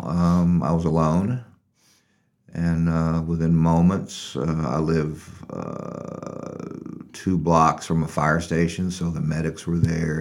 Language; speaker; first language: English; native; English